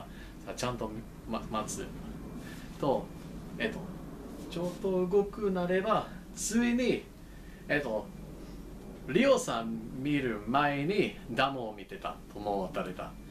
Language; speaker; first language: Japanese; non-native, learner; English